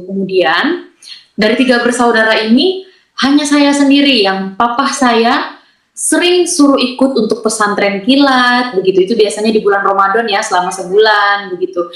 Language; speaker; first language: Indonesian; native; Indonesian